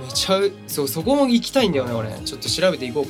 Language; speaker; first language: Japanese; native; Japanese